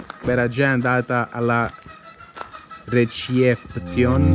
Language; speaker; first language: Italian; native; Italian